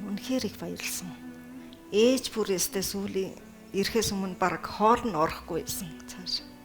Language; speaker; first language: Mongolian; early bilingual, heritage; Mongolian